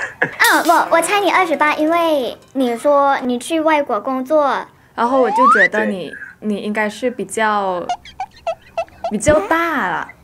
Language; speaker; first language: Chinese; non-native, fluent; Thai